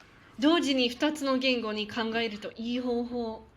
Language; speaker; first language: Japanese; non-native, fluent; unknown